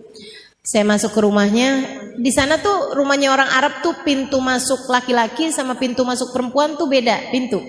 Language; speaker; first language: Indonesian; native; Indonesian